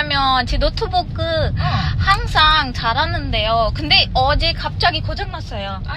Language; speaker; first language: Korean; non-native, learner; Hindi